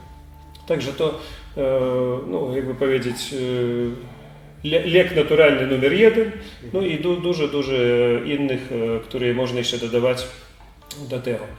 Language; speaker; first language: Polish; non-native, learner; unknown